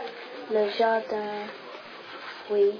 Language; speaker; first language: French; non-native, learner; English